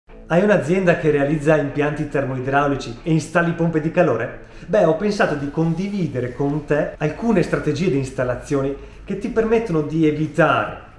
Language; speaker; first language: Italian; native; Italian